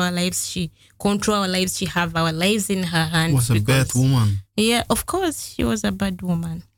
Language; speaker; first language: English; non-native, local second language; Ganda